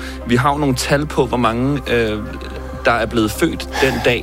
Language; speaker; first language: Danish; native; Danish